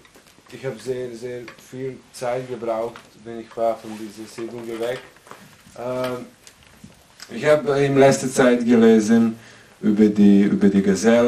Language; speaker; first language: German; non-native, learner; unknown